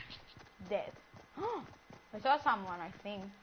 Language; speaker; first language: English; non-native, learner; Greek